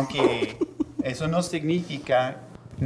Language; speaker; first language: Spanish; non-native, fluent; English